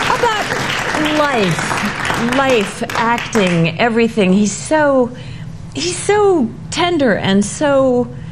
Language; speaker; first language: English; native; English